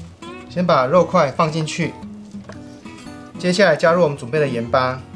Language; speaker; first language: Chinese; native; Chinese